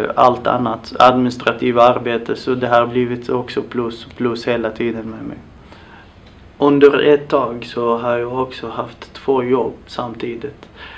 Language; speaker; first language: Swedish; non-native, fluent; Arabic